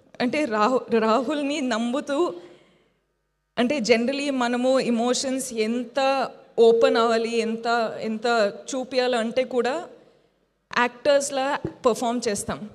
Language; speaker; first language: Telugu; non-native, fluent; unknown